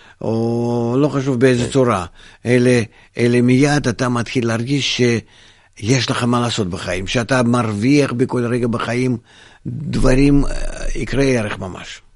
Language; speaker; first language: Hebrew; non-native, fluent; Russian